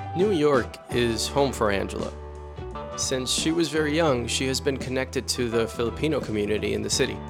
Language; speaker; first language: English; non-native, fluent; Spanish